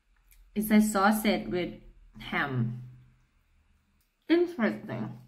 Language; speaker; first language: English; non-native, learner; Thai